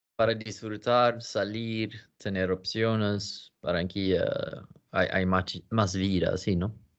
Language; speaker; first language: Spanish; non-native, learner; Swedish